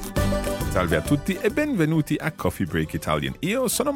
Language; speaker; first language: Italian; non-native, fluent; English